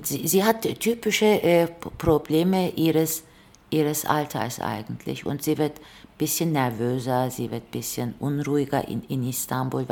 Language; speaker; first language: German; non-native, fluent; Turkish